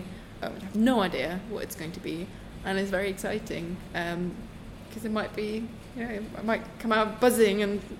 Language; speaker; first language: English; non-native, fluent; German